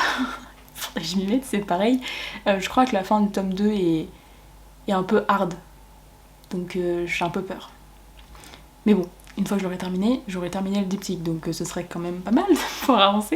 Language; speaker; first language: French; native; French